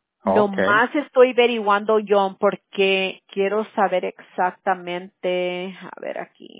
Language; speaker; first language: Spanish; early bilingual, heritage; Spanish